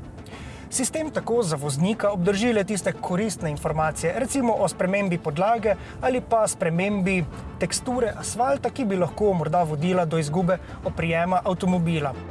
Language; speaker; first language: Slovenian; native; Slovenian